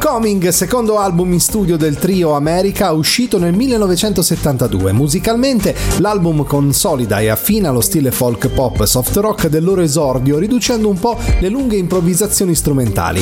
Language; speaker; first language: Italian; native; Italian